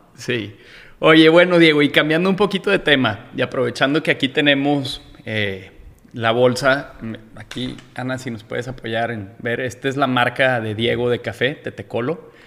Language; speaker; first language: Spanish; native; Spanish